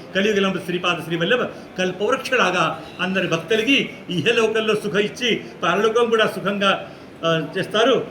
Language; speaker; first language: Telugu; non-native, fluent; Marathi